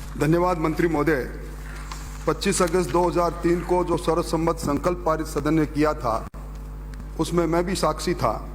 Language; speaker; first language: Hindi; native; Hindi